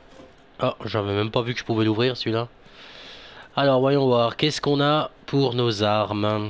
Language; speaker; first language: French; native; French